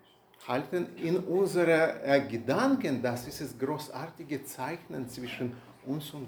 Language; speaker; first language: German; non-native, learner; Russian